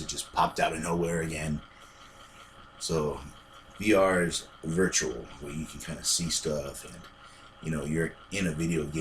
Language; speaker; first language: English; native; English